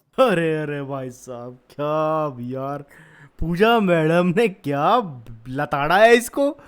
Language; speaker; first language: Hindi; native; Hindi